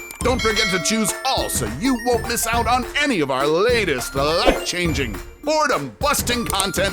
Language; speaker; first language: English; native; English